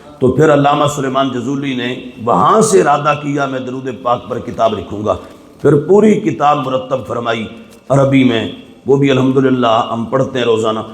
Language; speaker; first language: Urdu; non-native, local second language; Northern Hindko